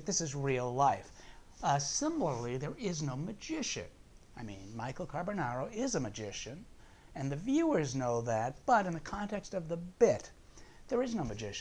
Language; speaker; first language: English; native; English